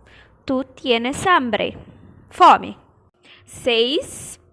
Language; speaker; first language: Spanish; non-native, fluent; Portuguese